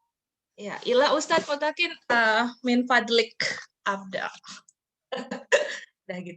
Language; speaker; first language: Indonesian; native; Indonesian